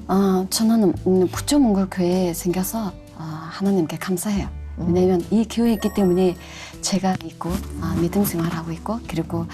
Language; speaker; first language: Korean; non-native, fluent; Mongolian